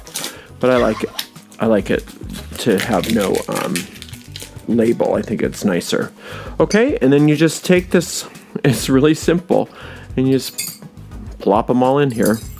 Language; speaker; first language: English; native; English